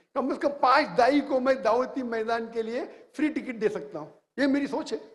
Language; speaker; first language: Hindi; native; Hindi